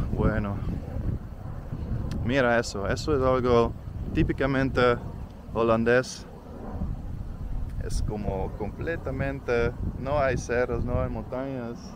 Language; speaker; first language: Spanish; non-native, learner; Dutch